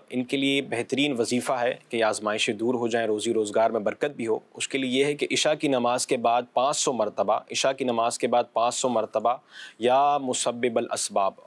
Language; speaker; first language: Urdu; non-native, local second language; Punjabi